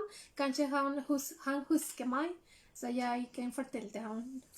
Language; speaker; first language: Norwegian; non-native, learner; Spanish